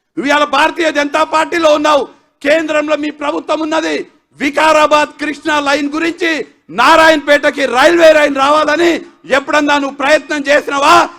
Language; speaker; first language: Telugu; native; Telugu